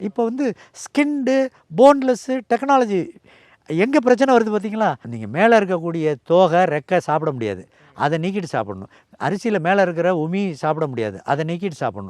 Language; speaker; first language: Tamil; native; Tamil